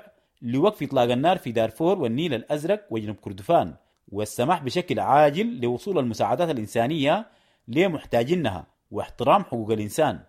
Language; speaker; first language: Arabic; native; Arabic